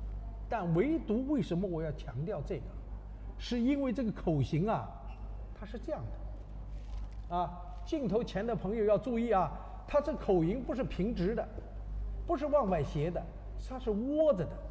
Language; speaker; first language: Chinese; native; Chinese